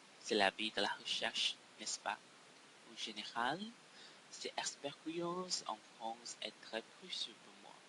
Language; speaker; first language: French; non-native, learner; Chinese